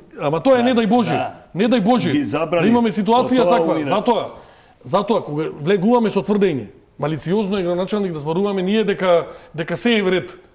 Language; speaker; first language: Macedonian; native; Macedonian